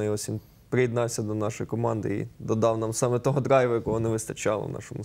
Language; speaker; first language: Ukrainian; native; Ukrainian